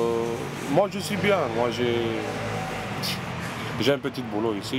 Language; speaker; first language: French; non-native, fluent; Romanian